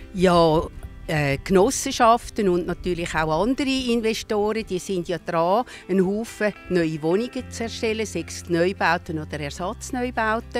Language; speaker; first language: German; native; German